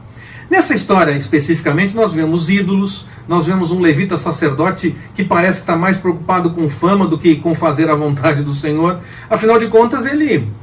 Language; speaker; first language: Portuguese; native; Portuguese